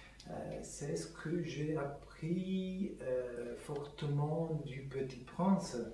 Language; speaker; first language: French; non-native, fluent; Italian